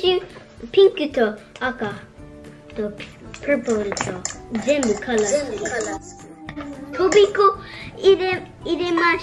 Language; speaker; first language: Japanese; early bilingual, heritage; Japanese